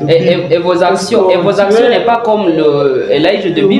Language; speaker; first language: French; non-native, fluent; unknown